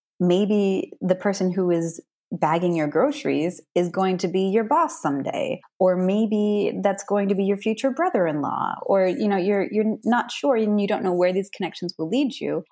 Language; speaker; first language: English; native; English